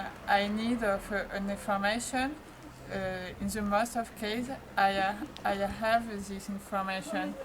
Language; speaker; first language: English; non-native, learner; French